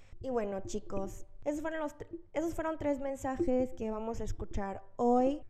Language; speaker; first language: Spanish; early bilingual, other home language; Korean